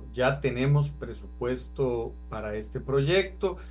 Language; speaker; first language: Spanish; native; Spanish